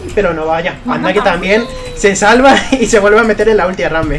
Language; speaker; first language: Spanish; native; Spanish